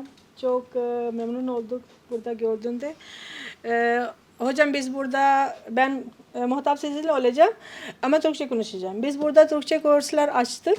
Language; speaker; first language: Turkish; non-native, fluent; Urdu